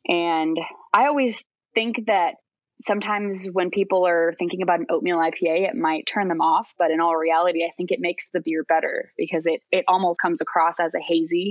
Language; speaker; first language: English; native; English